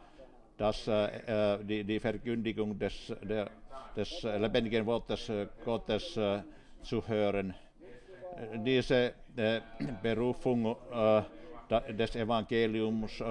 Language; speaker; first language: German; non-native, fluent; Finnish